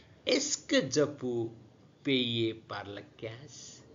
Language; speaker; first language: French; non-native, learner; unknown